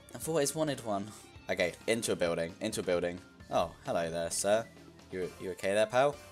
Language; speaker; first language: English; native; English